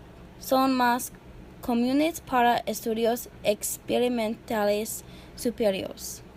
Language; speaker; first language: Spanish; non-native, learner; English